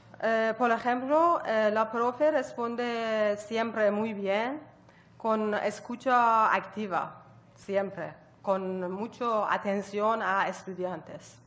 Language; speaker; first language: Spanish; non-native, learner; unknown